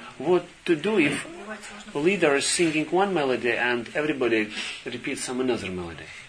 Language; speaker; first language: English; non-native, fluent; Russian